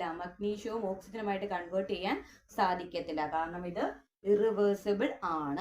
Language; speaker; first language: Malayalam; native; Malayalam